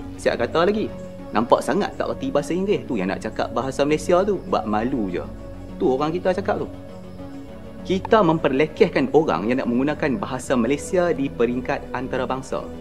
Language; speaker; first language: Malay; native; Malay